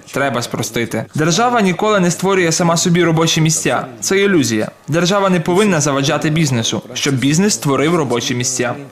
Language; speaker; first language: Ukrainian; non-native, fluent; Georgian